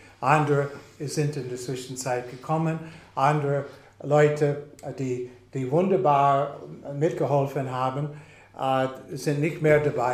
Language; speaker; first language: German; non-native, fluent; English